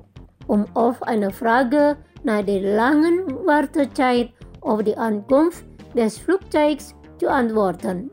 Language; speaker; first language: German; non-native, fluent; Indonesian